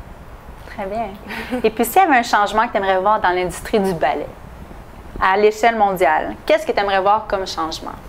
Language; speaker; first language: French; native; French